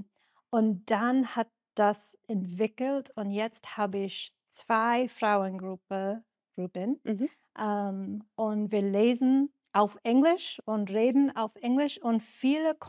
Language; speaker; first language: German; non-native, learner; English